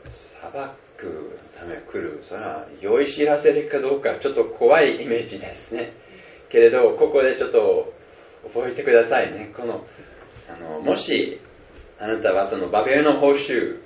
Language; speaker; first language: Japanese; non-native, fluent; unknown